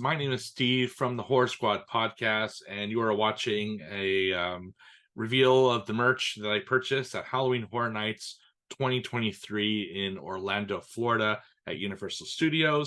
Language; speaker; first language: English; native; English